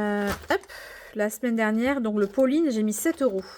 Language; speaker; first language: French; native; French